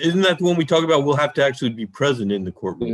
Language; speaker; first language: English; native; English